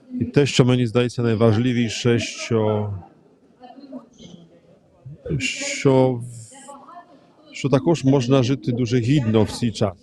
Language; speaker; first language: Ukrainian; non-native, fluent; Polish